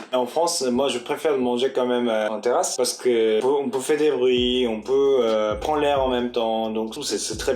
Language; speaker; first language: French; non-native, fluent; Korean